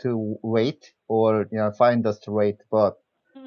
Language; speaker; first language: English; non-native, learner; Korean